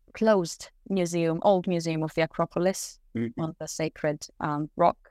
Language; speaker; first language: English; non-native, fluent; Greek